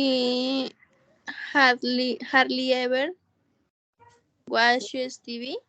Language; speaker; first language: English; non-native, learner; Spanish